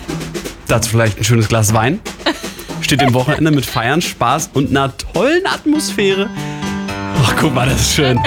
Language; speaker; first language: German; native; German